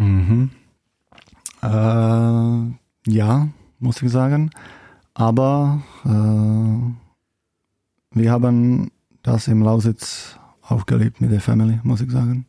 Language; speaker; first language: German; non-native, fluent; Czech